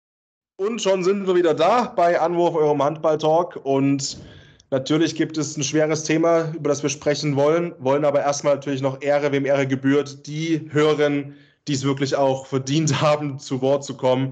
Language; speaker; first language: German; native; German